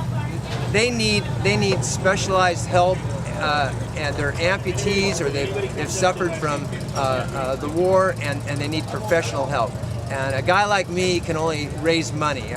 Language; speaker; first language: English; native; English